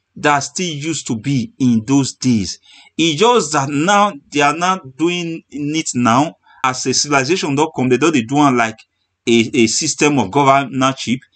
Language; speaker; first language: Nigerian Pidgin; non-native, local second language; Bini